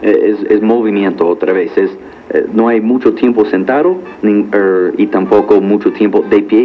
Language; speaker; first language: Spanish; non-native, learner; English